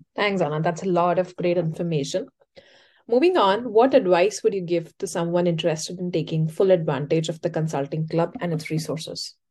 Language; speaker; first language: English; non-native, local second language; Hindi